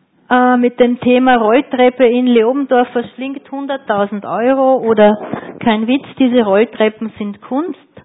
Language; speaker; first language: German; native; German